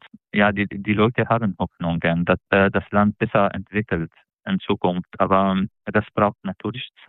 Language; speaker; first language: German; non-native, fluent; Arabic